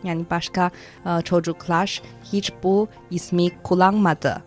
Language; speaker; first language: Turkish; non-native, fluent; Chinese